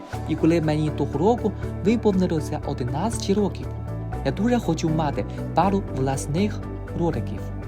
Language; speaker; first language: Ukrainian; non-native, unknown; Chinese